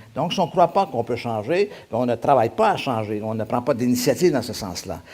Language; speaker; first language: French; native; French